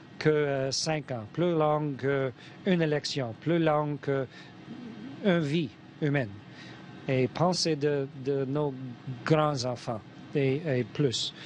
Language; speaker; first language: French; non-native, fluent; English